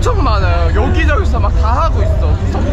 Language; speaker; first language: Korean; native; Korean